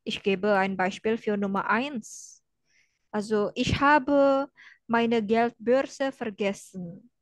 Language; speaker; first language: German; non-native, fluent; Indonesian